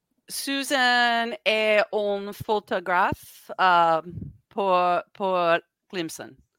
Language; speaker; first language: French; non-native, learner; English